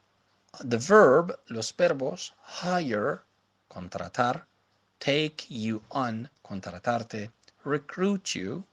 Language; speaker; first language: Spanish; non-native, fluent; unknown